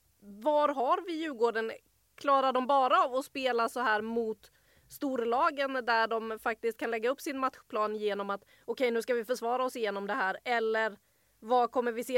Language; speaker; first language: Swedish; native; Swedish